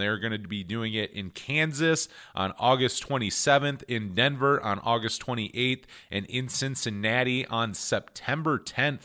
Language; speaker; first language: English; native; English